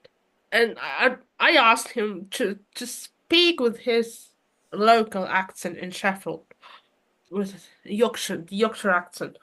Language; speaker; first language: English; non-native, fluent; Russian